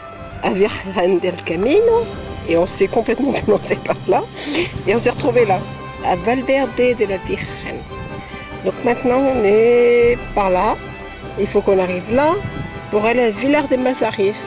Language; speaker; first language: French; native; French